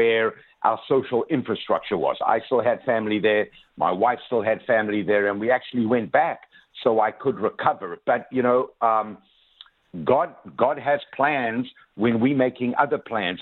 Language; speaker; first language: English; native; English